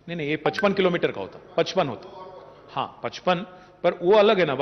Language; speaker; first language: Hindi; non-native, local second language; Telugu